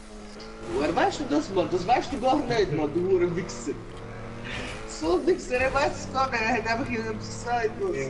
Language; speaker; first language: German; non-native, learner; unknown